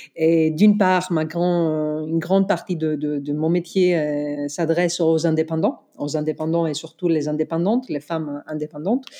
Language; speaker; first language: French; non-native, fluent; Greek